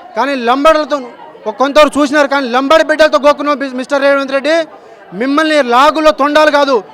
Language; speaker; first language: Telugu; non-native, local second language; Lambadi